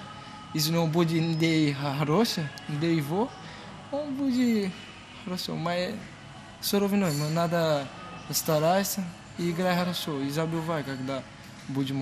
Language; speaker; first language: Russian; non-native, learner; Portuguese